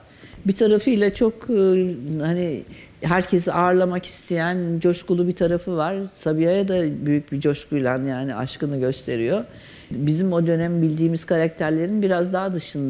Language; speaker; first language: Turkish; native; Turkish